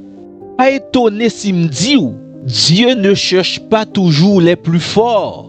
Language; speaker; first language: French; non-native, local second language; Haitian Creole